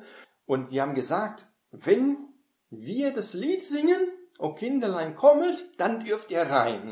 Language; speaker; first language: German; non-native, fluent; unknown